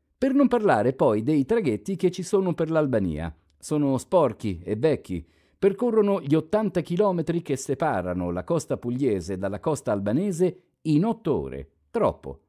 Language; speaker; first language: Italian; non-native, fluent; Albanian